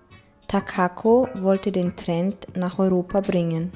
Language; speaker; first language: German; native; German